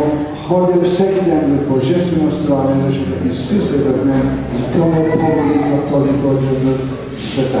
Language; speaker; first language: Bulgarian; non-native, learner; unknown